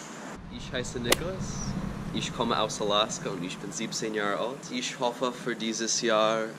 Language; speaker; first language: German; non-native, learner; English